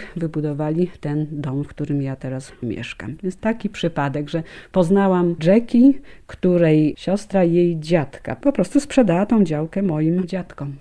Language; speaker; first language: Polish; native; Polish